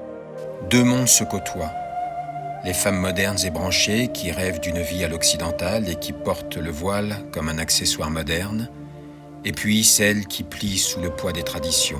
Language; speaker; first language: French; native; French